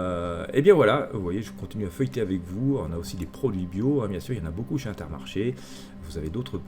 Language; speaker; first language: French; native; French